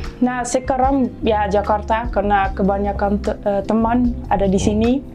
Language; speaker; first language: Indonesian; non-native, fluent; Dutch